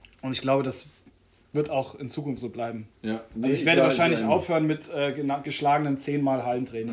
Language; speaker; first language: German; native; German